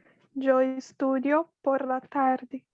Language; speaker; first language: Spanish; non-native, learner; Portuguese